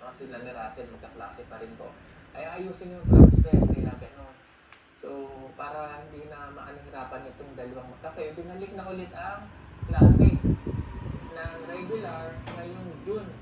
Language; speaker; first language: Filipino; native; Filipino